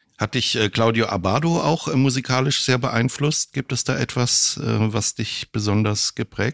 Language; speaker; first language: German; native; German